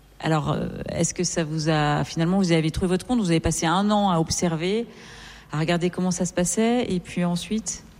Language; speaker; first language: French; native; French